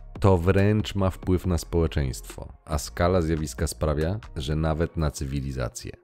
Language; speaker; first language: Polish; native; Polish